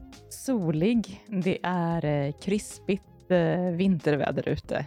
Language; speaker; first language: Swedish; native; Swedish